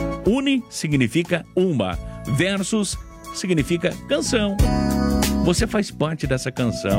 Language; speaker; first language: Portuguese; native; Portuguese